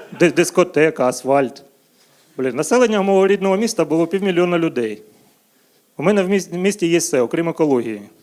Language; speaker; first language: Ukrainian; native; Ukrainian